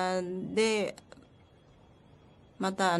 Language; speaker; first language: Japanese; non-native, learner; Filipino